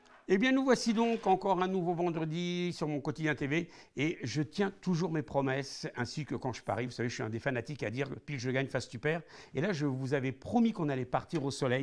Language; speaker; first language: French; native; French